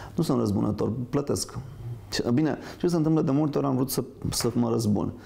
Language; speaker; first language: Romanian; native; Romanian